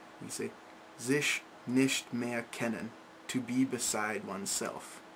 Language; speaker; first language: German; non-native, learner; English